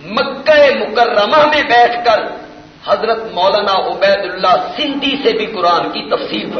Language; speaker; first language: Urdu; non-native, local second language; Punjabi